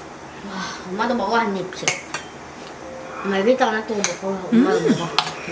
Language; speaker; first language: Korean; native; Korean